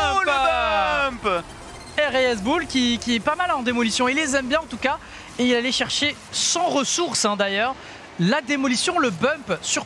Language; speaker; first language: French; native; French